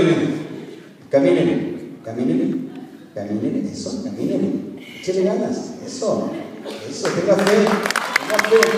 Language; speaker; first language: Spanish; native; Spanish